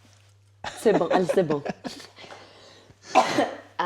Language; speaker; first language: French; non-native, fluent; Spanish